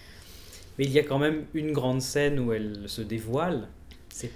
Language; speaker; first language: French; native; French